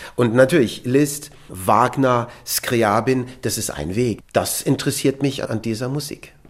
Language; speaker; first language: German; native; German